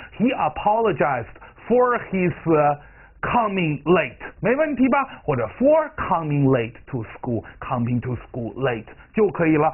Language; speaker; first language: English; non-native, fluent; Chinese